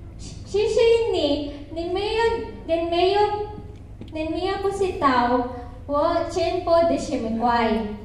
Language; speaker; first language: Chinese; non-native, learner; Filipino